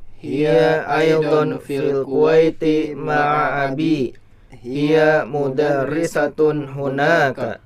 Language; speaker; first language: Arabic; non-native, learner; Indonesian